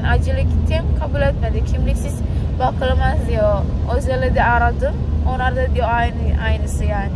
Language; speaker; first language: Turkish; non-native, learner; Indonesian